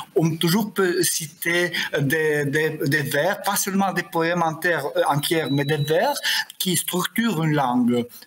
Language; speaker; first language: French; non-native, fluent; Romanian